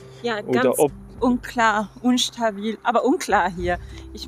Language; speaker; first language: German; non-native, learner; Arabic